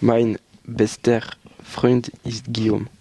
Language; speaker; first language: German; non-native, learner; French